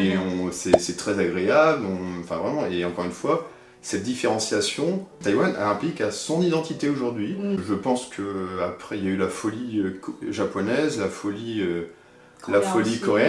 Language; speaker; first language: French; native; French